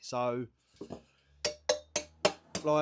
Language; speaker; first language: English; native; English